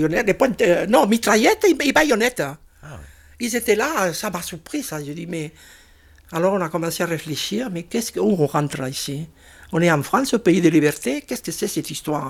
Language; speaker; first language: French; non-native, fluent; Spanish